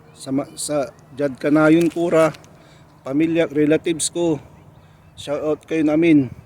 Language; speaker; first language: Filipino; non-native, local second language; Pangasinan